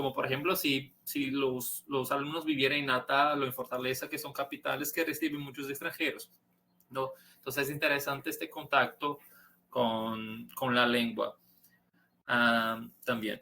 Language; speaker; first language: Spanish; non-native, fluent; Portuguese